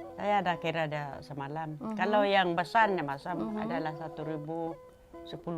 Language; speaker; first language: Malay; non-native, local second language; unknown